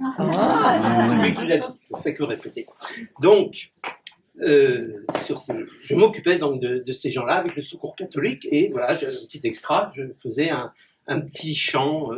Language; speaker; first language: French; native; French